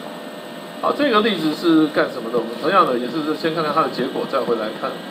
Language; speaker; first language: Chinese; native; Chinese